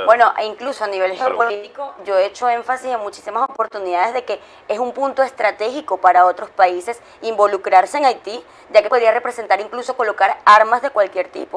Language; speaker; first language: Spanish; native; Spanish